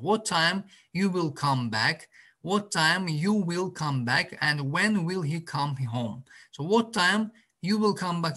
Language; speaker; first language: English; non-native, fluent; Azerbaijani